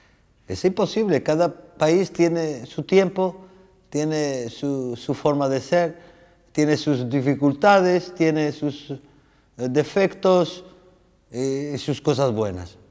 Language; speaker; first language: Spanish; non-native, fluent; Arabic